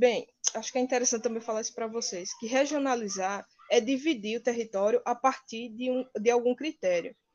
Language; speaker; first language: Portuguese; native; Portuguese